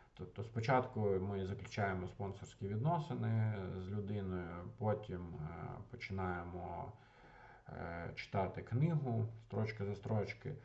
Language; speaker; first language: Ukrainian; non-native, local second language; Russian